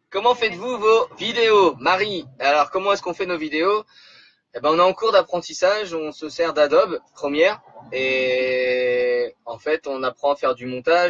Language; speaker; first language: French; native; French